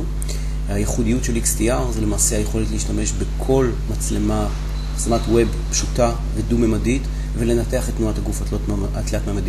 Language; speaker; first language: Hebrew; native; Hebrew